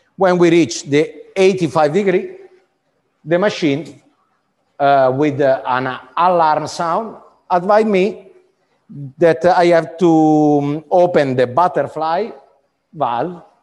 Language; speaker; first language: English; non-native, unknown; Italian